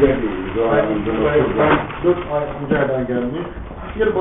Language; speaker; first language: Turkish; non-native, learner; Arabic